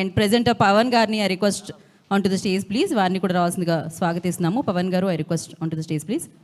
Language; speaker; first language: Telugu; native; Telugu